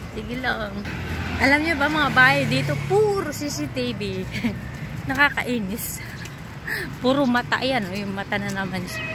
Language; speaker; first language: Filipino; non-native, local second language; Iloko